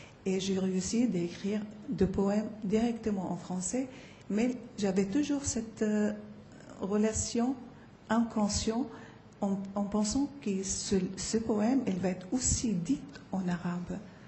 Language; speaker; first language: French; non-native, fluent; Arabic